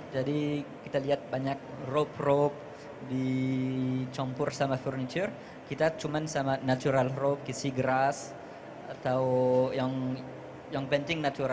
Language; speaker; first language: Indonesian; non-native, fluent; French